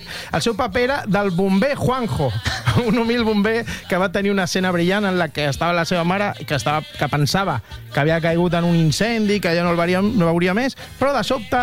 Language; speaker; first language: Catalan; native; Catalan